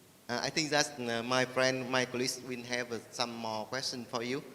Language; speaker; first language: English; non-native, learner; Vietnamese